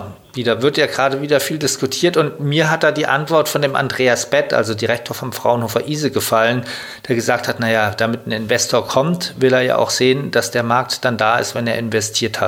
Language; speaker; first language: German; native; German